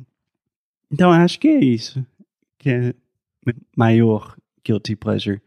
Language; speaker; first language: Portuguese; non-native, fluent; English